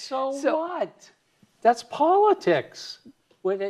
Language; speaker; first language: English; native; English